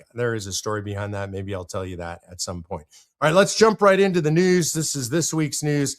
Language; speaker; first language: English; native; English